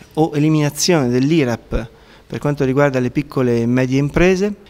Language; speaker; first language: Italian; native; Italian